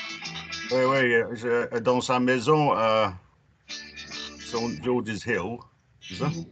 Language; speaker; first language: French; non-native, fluent; English